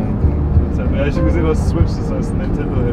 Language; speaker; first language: German; native; German